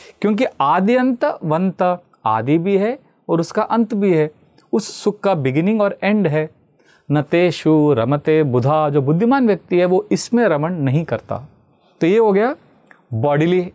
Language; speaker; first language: Hindi; non-native, local second language; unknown